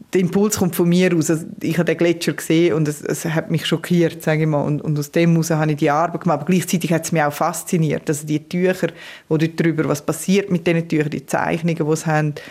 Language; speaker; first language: German; native; German